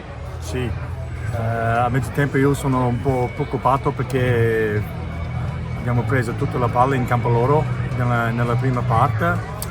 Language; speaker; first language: Italian; non-native, learner; English